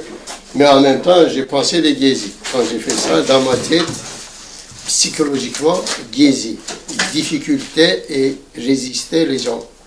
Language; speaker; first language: French; non-native, fluent; Turkish